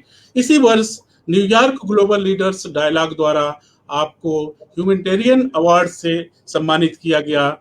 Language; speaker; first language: Hindi; native; Hindi